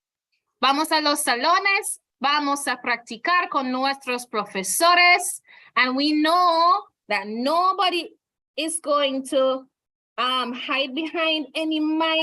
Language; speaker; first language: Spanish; non-native, fluent; English